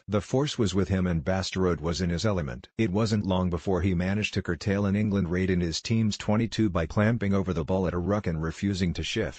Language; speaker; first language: English; native; English